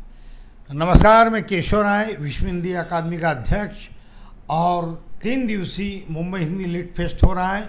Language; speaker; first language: Hindi; native; Hindi